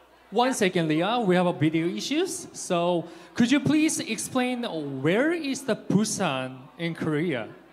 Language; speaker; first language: English; non-native, fluent; Korean